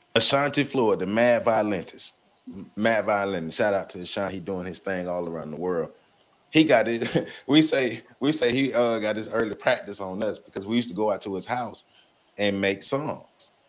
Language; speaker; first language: English; native; English